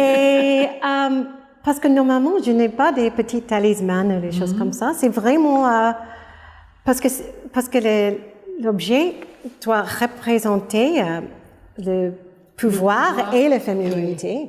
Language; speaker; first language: French; non-native, fluent; English